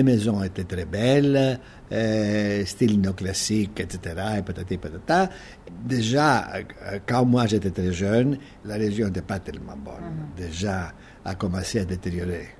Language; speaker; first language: French; non-native, fluent; Greek